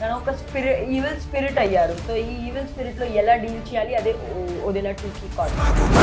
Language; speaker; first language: Telugu; non-native, learner; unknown